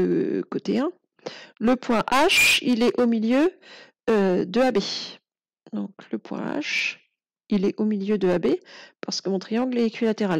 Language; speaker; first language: French; native; French